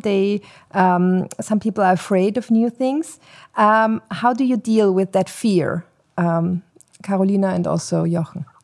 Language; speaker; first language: English; non-native, fluent; German